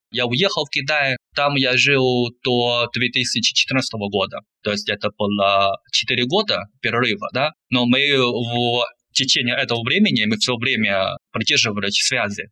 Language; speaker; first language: Russian; non-native, fluent; Chinese